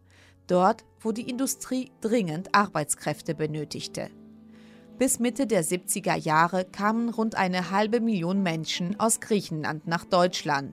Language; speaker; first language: German; early bilingual, other home language; Greek